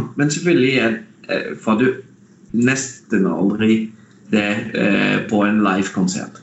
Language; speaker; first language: Norwegian; non-native, fluent; Dutch